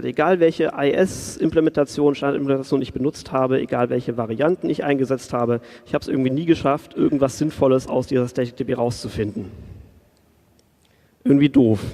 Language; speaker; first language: German; native; German